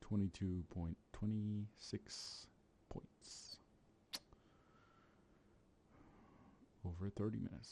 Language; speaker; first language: English; native; English